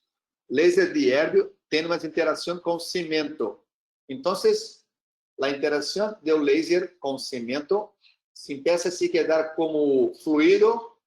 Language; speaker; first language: Spanish; non-native, learner; Portuguese